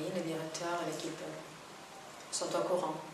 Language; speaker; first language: French; non-native, fluent; Spanish